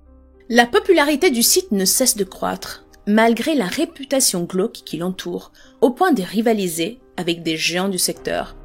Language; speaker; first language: French; native; French